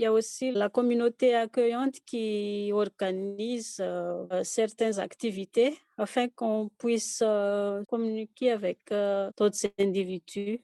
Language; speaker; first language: French; non-native, local second language; Malagasy